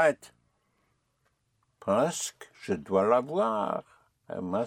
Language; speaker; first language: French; non-native, fluent; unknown